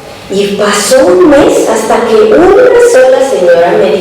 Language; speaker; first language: Spanish; native; Spanish